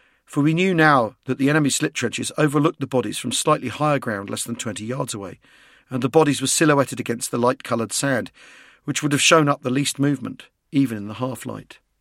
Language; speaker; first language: English; native; English